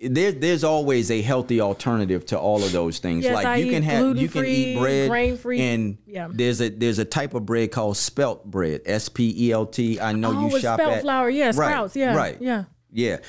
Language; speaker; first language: English; native; English